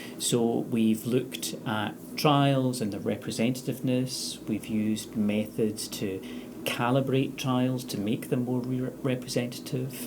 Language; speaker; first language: English; native; English